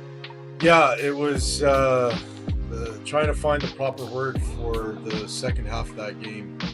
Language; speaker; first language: English; native; English